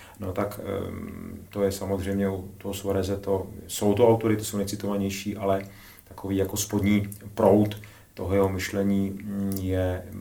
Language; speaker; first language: Czech; native; Czech